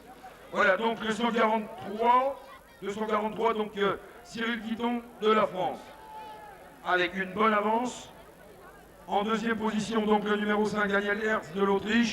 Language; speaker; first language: French; native; French